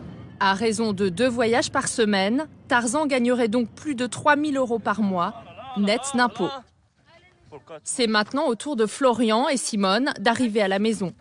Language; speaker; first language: French; native; French